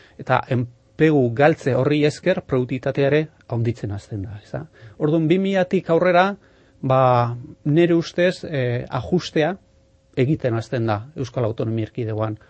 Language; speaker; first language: Basque; non-native, local second language; Spanish